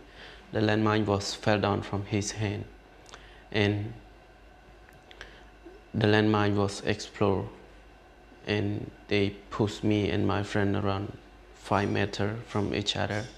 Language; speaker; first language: English; non-native, learner; Khmer